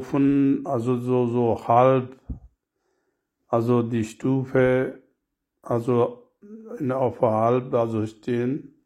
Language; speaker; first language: German; non-native, learner; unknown